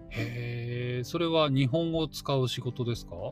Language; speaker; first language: Japanese; native; Japanese